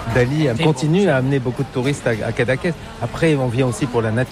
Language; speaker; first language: French; native; French